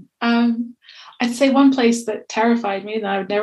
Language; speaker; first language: English; native; English